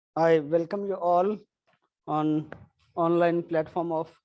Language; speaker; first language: English; non-native, local second language; Marathi